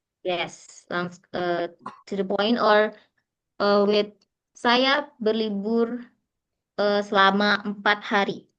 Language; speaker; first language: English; non-native, learner; Indonesian